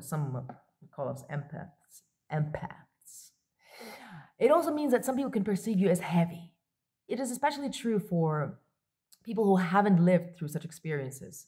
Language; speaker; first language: English; non-native, local second language; Arabic